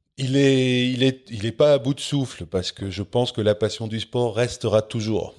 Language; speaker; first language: French; non-native, local second language; Dutch